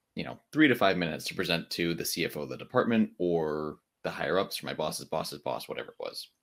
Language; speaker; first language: English; native; English